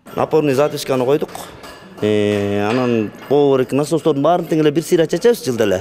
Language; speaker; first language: Kyrgyz; native; Kyrgyz